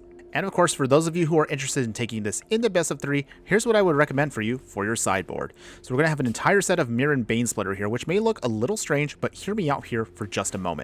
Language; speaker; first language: English; native; English